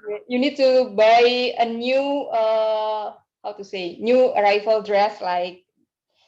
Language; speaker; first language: English; non-native, learner; Indonesian